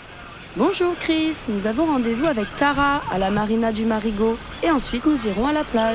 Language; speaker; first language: French; native; French